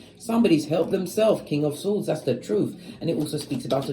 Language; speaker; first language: English; native; English